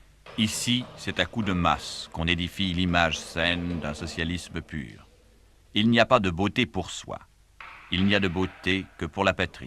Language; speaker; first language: French; native; French